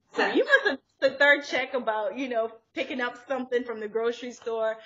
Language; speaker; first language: English; native; English